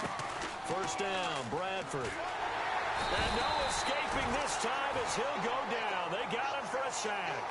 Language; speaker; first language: English; native; English